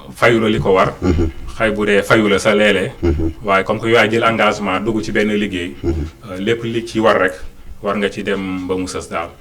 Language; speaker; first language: Wolof; non-native, local second language; Fula